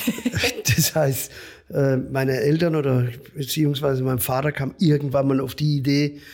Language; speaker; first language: German; native; German